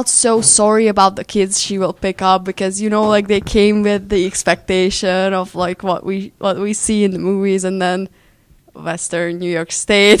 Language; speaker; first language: English; non-native, fluent; Hungarian